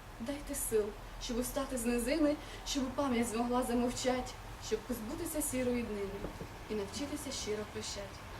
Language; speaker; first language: Ukrainian; non-native, local second language; Russian